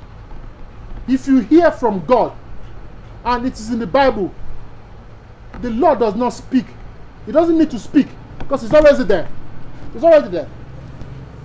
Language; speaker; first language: English; non-native, local second language; Yoruba